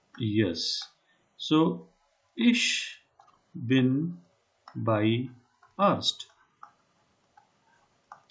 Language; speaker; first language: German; non-native, fluent; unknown